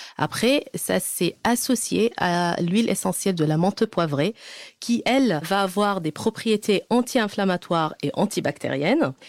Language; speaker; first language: French; non-native, fluent; Arabic